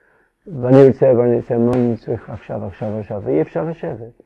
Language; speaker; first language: Hebrew; non-native, fluent; English